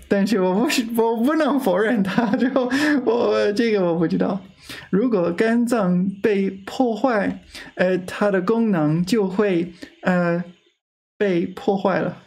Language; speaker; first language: Chinese; non-native, learner; English